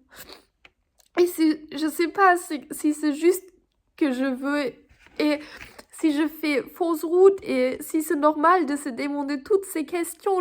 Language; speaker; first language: French; non-native, fluent; German